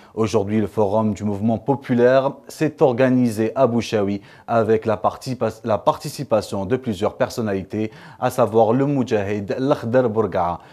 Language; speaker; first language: French; non-native, local second language; Arabic